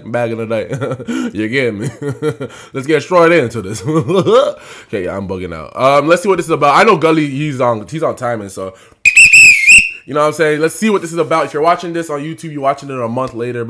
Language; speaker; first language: English; native; English